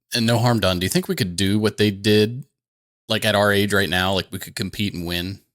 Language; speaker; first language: English; native; English